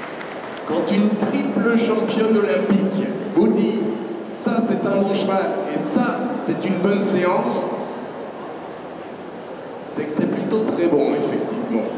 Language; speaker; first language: French; native; French